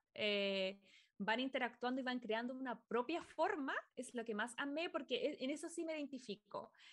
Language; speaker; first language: Spanish; native; Spanish